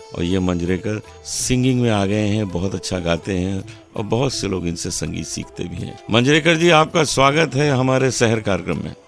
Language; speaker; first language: Hindi; native; Hindi